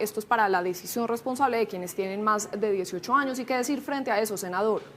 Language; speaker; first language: Spanish; native; Spanish